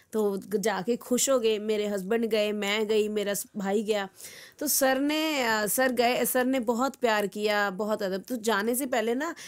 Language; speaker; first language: Hindi; non-native, local second language; Punjabi